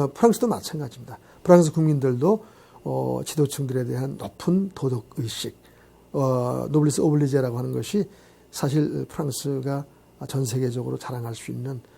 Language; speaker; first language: Korean; native; Korean